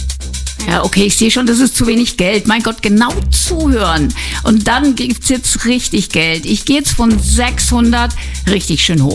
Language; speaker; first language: German; native; German